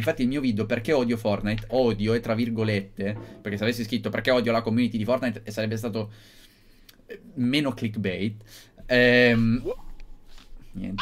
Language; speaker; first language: Italian; native; Italian